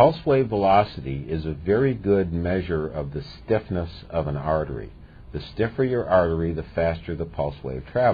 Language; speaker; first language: English; native; English